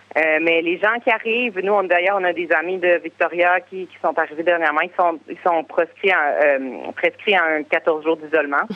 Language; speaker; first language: French; native; French